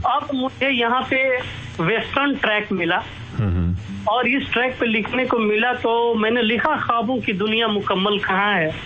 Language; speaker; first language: Hindi; native; Hindi